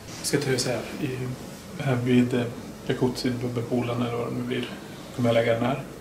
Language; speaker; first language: Swedish; native; Swedish